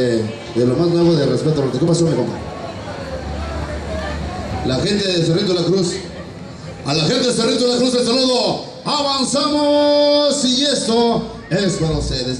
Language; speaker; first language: Spanish; native; Spanish